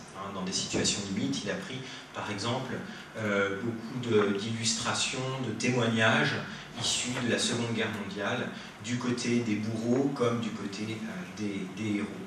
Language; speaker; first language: French; native; French